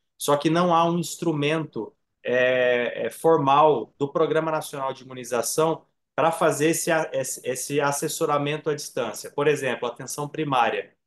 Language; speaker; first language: Portuguese; native; Portuguese